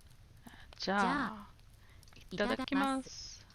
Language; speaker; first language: Japanese; non-native, learner; English